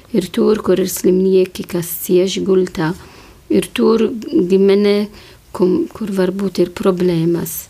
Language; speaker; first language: Latvian; non-native, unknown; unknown